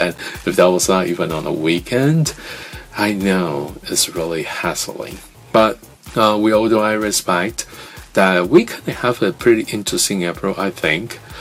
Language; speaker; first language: English; non-native, fluent; Chinese